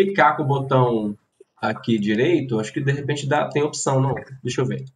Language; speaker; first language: Portuguese; native; Portuguese